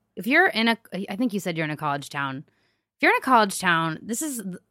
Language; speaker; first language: English; native; English